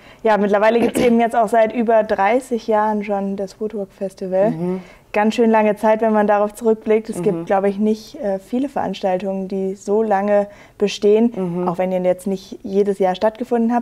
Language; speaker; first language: German; native; German